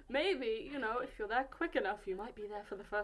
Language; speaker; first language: English; native; English